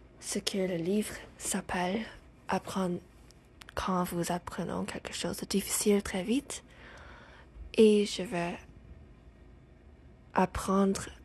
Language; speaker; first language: French; non-native, learner; English